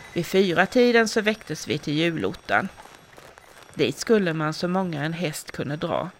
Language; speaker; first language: Swedish; native; Swedish